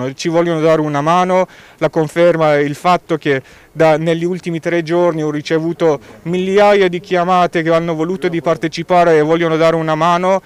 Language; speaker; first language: Italian; non-native, fluent; Persian